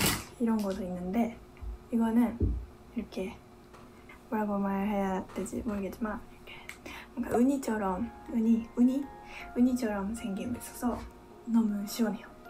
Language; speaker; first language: Korean; non-native, fluent; Japanese